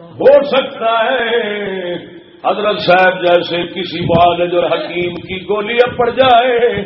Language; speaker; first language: Urdu; non-native, local second language; Punjabi